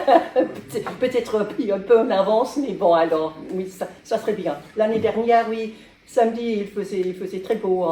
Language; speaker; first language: French; non-native, learner; English